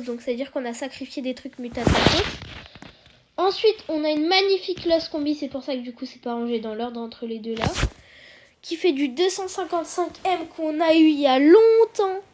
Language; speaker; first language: French; native; French